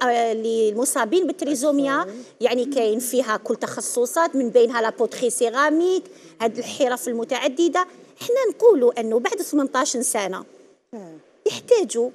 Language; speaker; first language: Arabic; native; Arabic